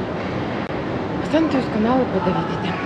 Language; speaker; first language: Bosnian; non-native, learner; Ukrainian